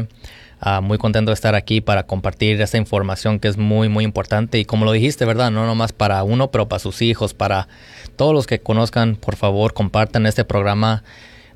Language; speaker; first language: Spanish; early bilingual, heritage; Spanish